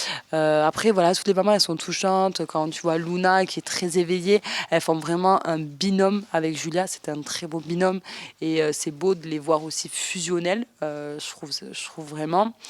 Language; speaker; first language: French; native; French